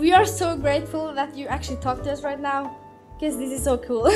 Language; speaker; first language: English; non-native, learner; Norwegian